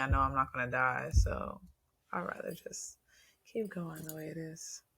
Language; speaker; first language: English; native; English